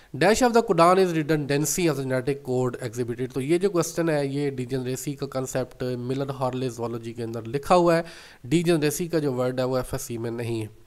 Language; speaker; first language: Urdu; non-native, local second language; Punjabi